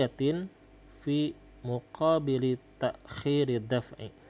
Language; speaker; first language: Arabic; non-native, fluent; Indonesian